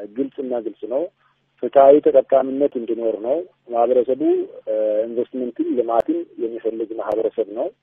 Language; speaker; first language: Amharic; non-native, local second language; Oromo